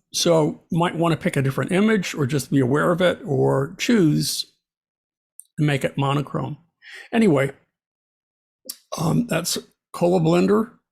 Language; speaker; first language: English; native; English